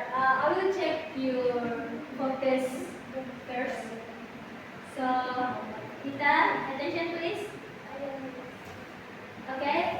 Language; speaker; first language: English; non-native, fluent; Indonesian